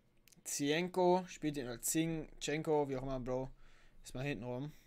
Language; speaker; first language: German; native; German